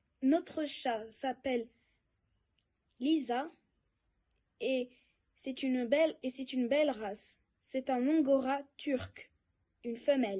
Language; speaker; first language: French; non-native, learner; Arabic